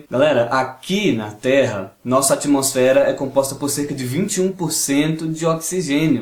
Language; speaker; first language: Portuguese; native; Portuguese